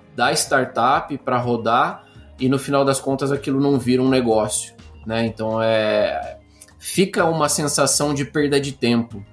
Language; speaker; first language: Portuguese; native; Portuguese